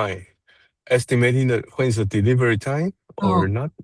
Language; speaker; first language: English; non-native, learner; Chinese